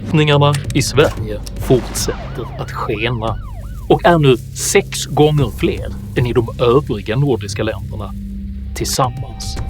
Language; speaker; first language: Swedish; native; Swedish